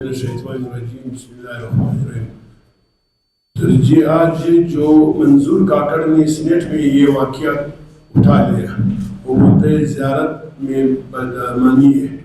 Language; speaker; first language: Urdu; non-native, local second language; Pashto